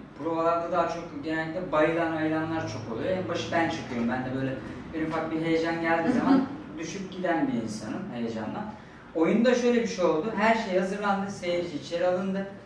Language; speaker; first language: Turkish; native; Turkish